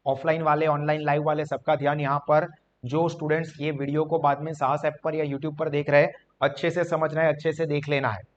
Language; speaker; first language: Hindi; non-native, local second language; Gujarati